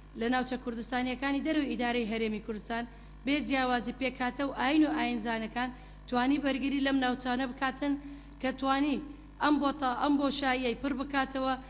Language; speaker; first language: Central Kurdish; non-native, local second language; Turkish